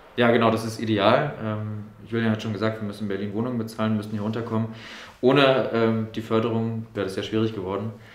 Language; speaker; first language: German; native; German